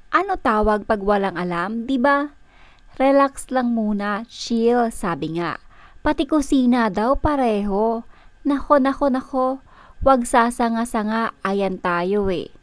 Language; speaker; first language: Filipino; native; Filipino